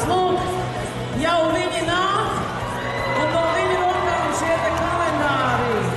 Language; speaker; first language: Latvian; native; Latvian